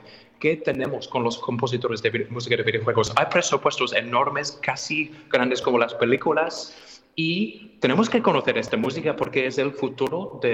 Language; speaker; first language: Spanish; non-native, fluent; English